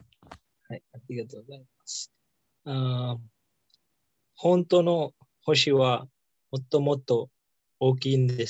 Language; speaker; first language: Japanese; non-native, learner; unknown